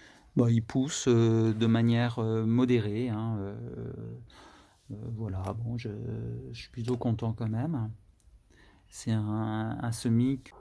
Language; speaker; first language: French; native; French